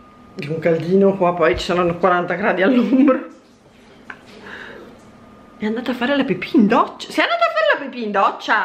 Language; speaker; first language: Italian; native; Italian